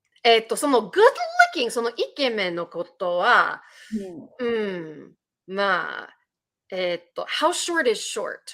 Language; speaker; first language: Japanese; early bilingual, heritage; Japanese